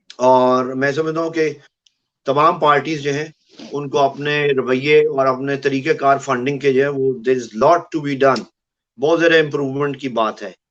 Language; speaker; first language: Urdu; non-native, local second language; Punjabi